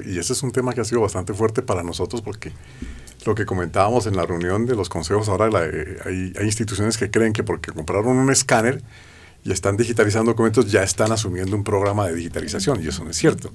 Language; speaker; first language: Spanish; native; Spanish